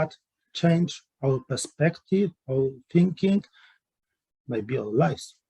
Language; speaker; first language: English; non-native, learner; Polish